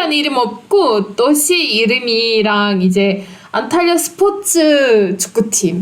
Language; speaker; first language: Korean; non-native, fluent; Turkish